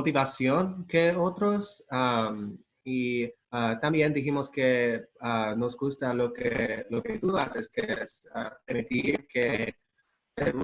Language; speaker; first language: Spanish; non-native, fluent; English